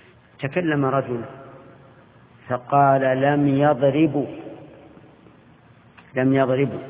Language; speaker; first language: Arabic; native; Arabic